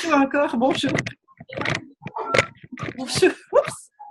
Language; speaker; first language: French; non-native, fluent; English